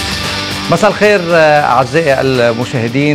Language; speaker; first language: Arabic; native; Arabic